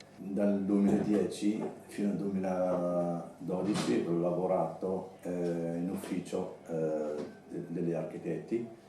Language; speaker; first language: Italian; non-native, fluent; Arabic